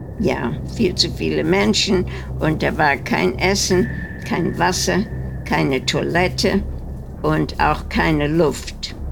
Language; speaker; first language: German; non-native, fluent; Dutch